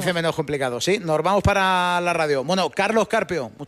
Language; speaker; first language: Spanish; native; Spanish